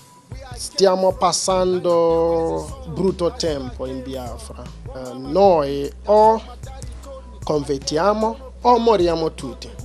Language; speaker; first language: Italian; non-native, learner; Igbo